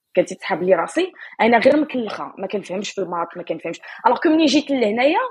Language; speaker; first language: French; non-native, local second language; Arabic